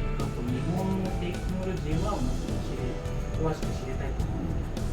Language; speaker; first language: Japanese; non-native, fluent; Filipino